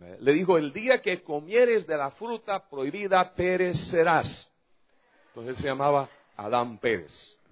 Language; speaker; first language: Spanish; non-native, fluent; English